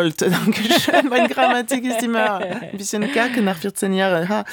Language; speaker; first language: German; non-native, fluent; French